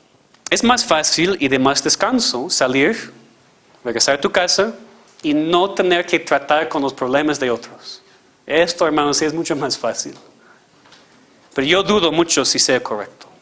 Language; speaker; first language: Spanish; non-native, fluent; English